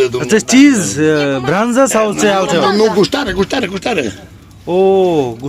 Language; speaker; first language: Romanian; non-native, learner; Bangla